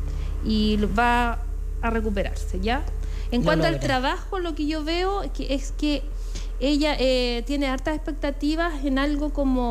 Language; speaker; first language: Spanish; native; Spanish